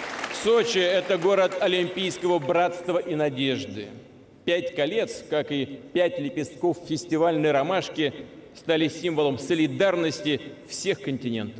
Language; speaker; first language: Russian; native; Russian